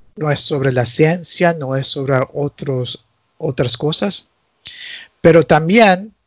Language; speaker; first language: Spanish; early bilingual, heritage; Spanish